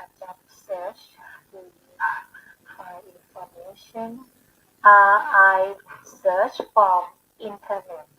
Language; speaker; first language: English; non-native, learner; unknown